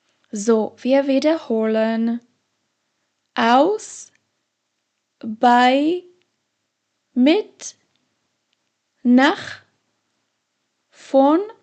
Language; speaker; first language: German; non-native, fluent; Slovak